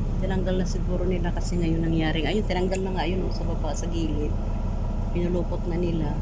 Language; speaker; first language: Filipino; non-native, local second language; Waray